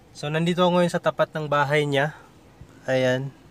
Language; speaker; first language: Filipino; non-native, local second language; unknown